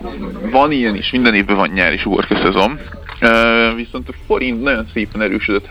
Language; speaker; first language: Hungarian; native; Hungarian